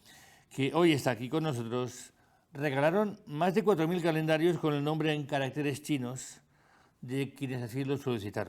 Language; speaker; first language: Spanish; native; Spanish